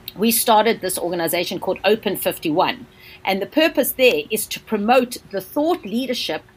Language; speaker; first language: English; native; English